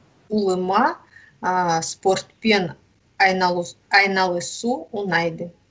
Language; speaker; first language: Kazakh; non-native, learner; Russian